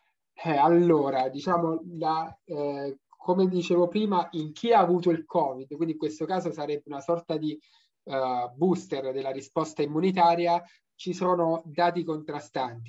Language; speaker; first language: Italian; native; Italian